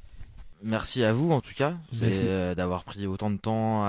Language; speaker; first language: French; native; French